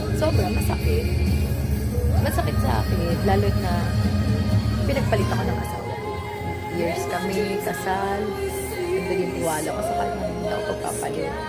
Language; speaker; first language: Filipino; native; Filipino